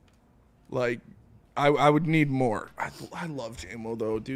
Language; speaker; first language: English; native; English